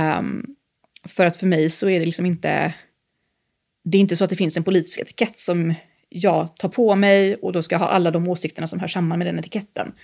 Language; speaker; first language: Swedish; native; Swedish